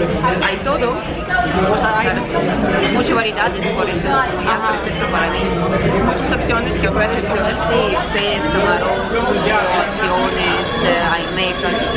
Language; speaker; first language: Spanish; non-native, learner; Russian